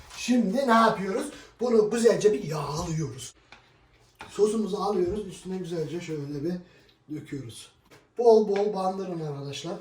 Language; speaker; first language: Turkish; native; Turkish